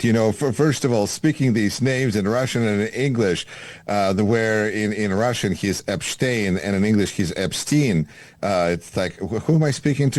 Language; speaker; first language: English; non-native, fluent; Russian